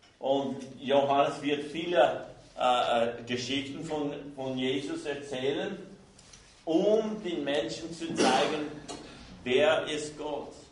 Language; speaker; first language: German; non-native, fluent; English